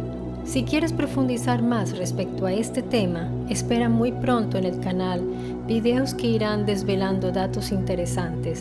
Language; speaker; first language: Spanish; non-native, fluent; Italian